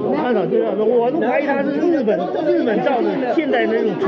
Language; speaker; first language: Chinese; native; Chinese